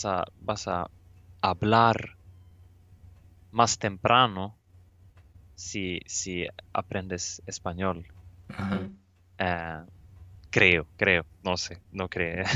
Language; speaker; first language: Spanish; non-native, learner; Swedish